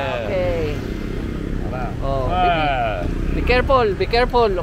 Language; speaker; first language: English; non-native, local second language; Filipino